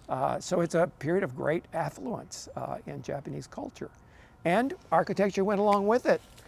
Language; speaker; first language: English; native; English